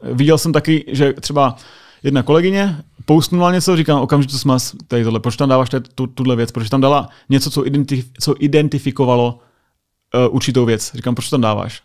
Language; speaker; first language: Czech; native; Czech